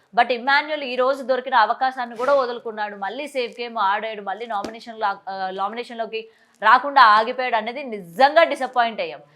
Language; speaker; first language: Telugu; native; Telugu